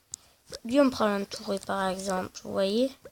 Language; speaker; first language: French; native; French